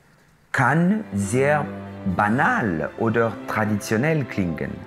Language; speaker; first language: German; non-native, local second language; French